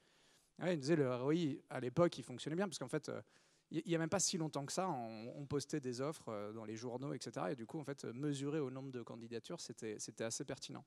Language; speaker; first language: French; native; French